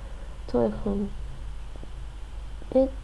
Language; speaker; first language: Vietnamese; non-native, learner; English